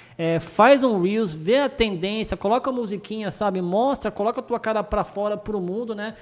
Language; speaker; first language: Portuguese; early bilingual, other home language; Japanese